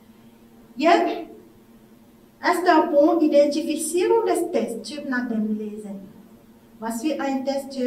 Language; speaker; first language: German; non-native, fluent; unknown